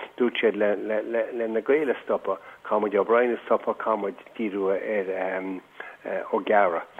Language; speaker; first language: Irish; native; Irish